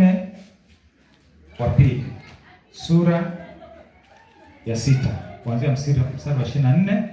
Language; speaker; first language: Swahili; native; Swahili